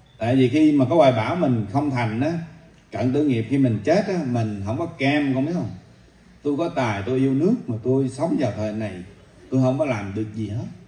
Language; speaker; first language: Vietnamese; native; Vietnamese